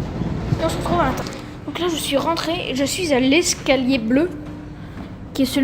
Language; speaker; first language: French; native; French